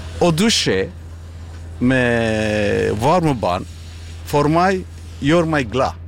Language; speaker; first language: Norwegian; non-native, learner; Tigrinya